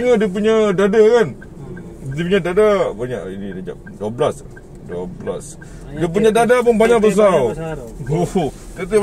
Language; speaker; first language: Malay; non-native, local second language; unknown